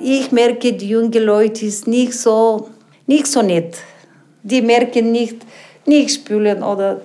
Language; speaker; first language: German; non-native, learner; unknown